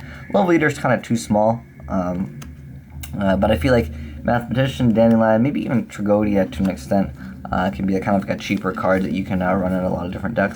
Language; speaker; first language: English; native; English